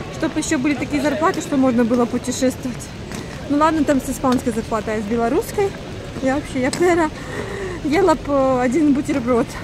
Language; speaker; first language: Russian; native; Russian